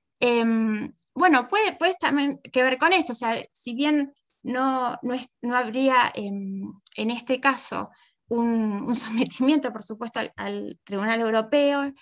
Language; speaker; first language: Spanish; native; Spanish